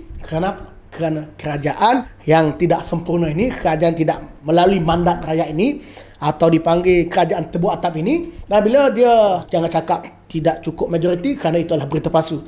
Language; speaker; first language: Malay; native; Malay